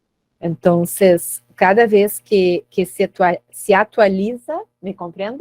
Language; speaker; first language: Spanish; non-native, learner; Portuguese